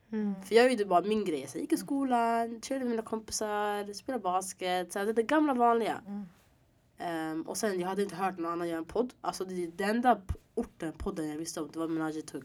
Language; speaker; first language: Swedish; early bilingual, other home language; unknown